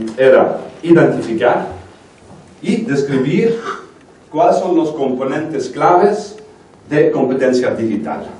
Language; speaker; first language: Spanish; non-native, fluent; Dutch